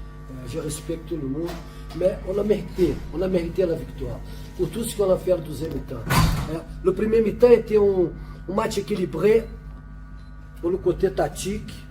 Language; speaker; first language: French; non-native, learner; Portuguese